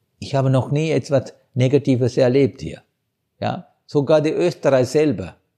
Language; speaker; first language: German; non-native, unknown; Sinhala